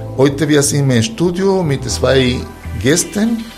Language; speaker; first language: German; non-native, learner; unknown